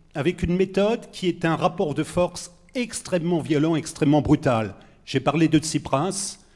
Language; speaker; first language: French; native; French